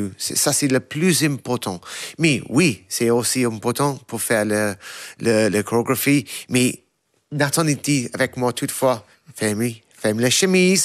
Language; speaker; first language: French; non-native, learner; English